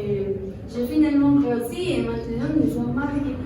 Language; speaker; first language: French; non-native, learner; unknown